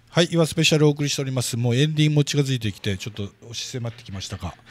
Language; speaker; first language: Japanese; native; Japanese